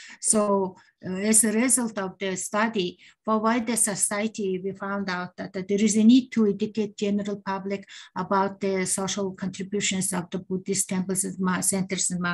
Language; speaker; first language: English; non-native, learner; Mongolian